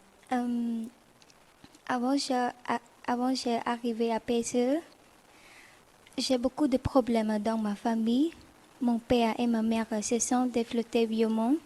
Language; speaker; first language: French; non-native, learner; Khmer